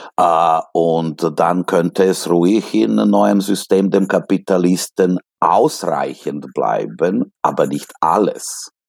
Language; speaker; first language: German; non-native, fluent; Serbian